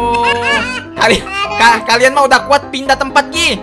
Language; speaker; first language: Indonesian; native; Indonesian